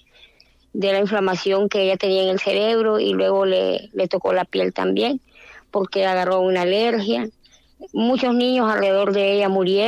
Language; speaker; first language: Spanish; native; Spanish